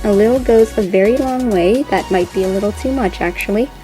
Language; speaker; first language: English; native; English